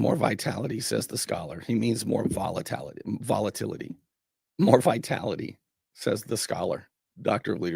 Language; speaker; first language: English; native; English